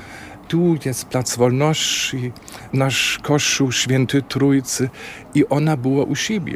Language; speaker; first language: Polish; non-native, fluent; German